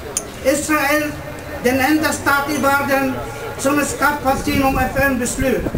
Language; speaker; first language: Swedish; non-native, fluent; Arabic